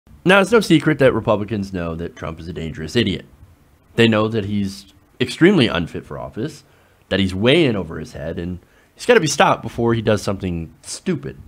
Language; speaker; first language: English; native; English